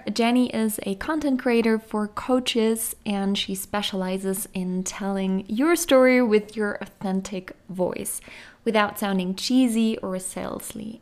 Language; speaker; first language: English; non-native, fluent; German